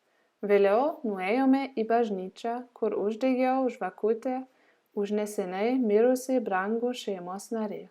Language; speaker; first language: Lithuanian; non-native, fluent; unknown